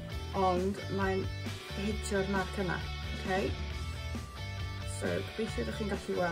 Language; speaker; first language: Welsh; non-native, local second language; English